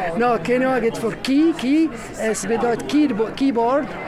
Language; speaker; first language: German; non-native, learner; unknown